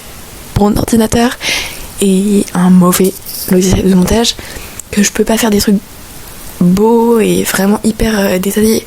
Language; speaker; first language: French; native; French